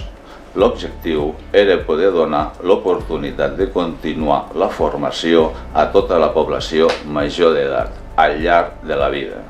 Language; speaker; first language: Catalan; native; Catalan